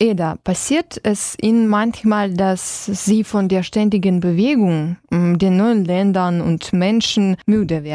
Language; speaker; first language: German; non-native, fluent; Albanian